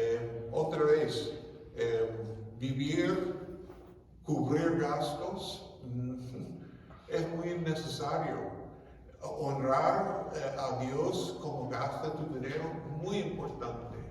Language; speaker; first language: Spanish; non-native, fluent; English